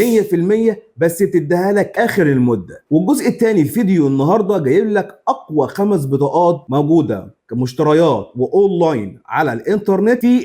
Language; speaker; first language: Arabic; native; Arabic